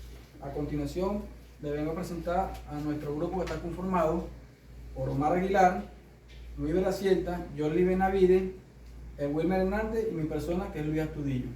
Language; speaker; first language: Spanish; native; Spanish